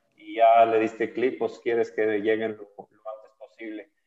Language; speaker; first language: Spanish; native; Spanish